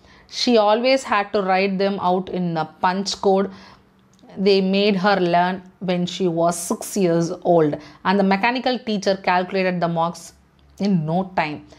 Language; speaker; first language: English; non-native, local second language; Tamil